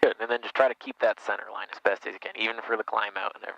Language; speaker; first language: English; native; English